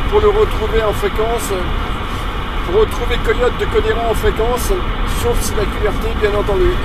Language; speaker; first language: French; native; French